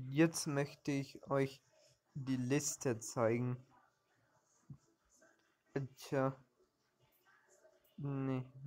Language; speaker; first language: German; early bilingual, other home language; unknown